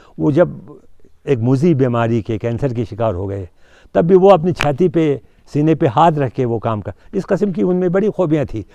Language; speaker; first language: Urdu; non-native, local second language; Ladakhi